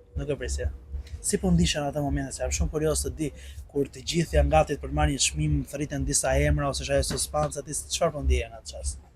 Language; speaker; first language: Albanian; native; Albanian